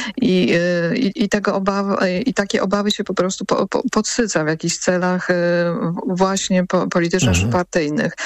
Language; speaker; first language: Polish; native; Polish